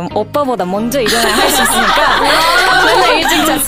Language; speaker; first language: Korean; non-native, fluent; Japanese